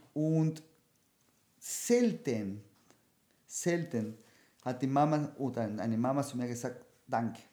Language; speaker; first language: German; non-native, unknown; Spanish